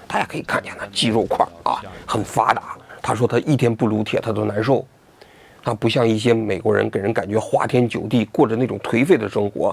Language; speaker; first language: Chinese; native; Chinese